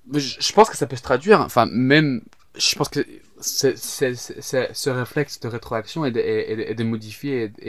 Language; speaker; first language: French; native; French